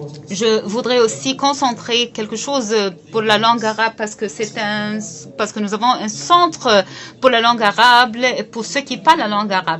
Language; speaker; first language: French; non-native, fluent; Arabic